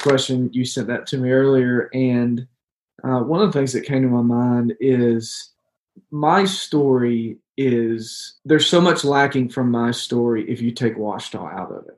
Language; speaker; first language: English; native; English